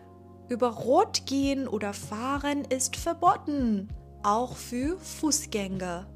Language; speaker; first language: German; non-native, fluent; Persian